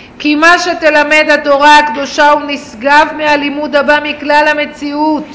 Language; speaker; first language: Hebrew; native; Hebrew